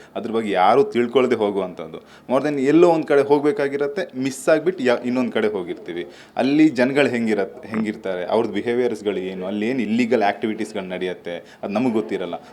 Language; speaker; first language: Kannada; non-native, local second language; Tulu